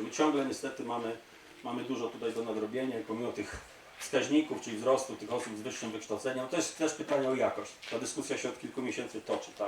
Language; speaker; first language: Polish; native; Polish